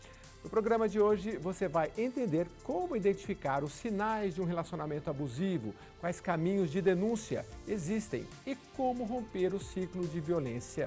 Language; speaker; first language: Portuguese; native; Portuguese